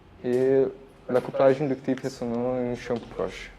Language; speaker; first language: French; non-native, learner; Portuguese